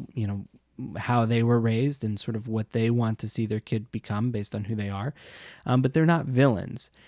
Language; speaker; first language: English; native; English